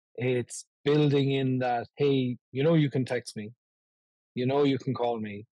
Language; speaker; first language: English; native; English